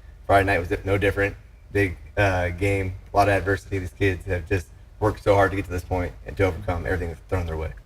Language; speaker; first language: English; native; English